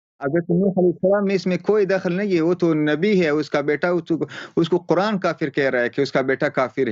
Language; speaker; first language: Urdu; non-native, fluent; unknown